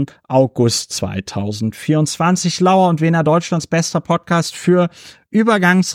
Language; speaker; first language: German; native; German